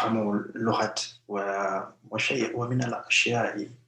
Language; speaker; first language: Arabic; non-native, learner; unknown